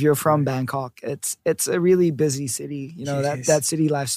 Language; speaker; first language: English; native; English